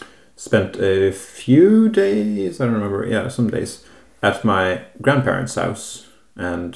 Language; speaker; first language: English; non-native, fluent; Norwegian